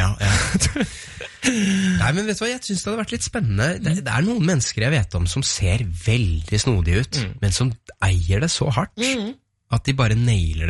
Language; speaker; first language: Norwegian; native; Norwegian